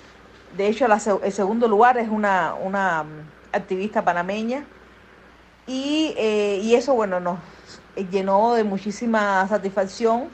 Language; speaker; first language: Spanish; native; Spanish